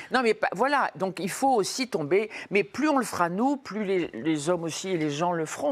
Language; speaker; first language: French; native; French